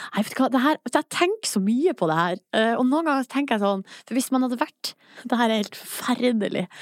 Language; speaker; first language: Norwegian; native; Norwegian